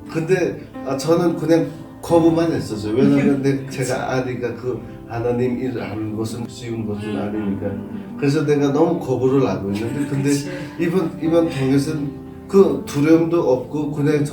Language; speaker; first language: Korean; non-native, fluent; Nepali